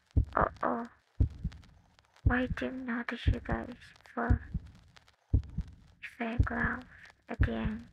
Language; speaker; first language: English; non-native, learner; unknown